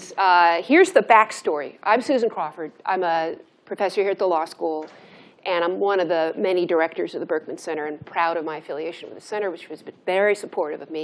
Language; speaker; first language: English; native; English